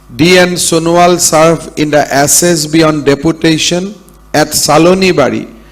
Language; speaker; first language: English; non-native, local second language; Assamese